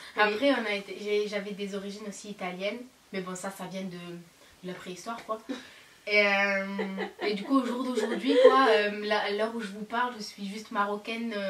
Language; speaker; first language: French; native; French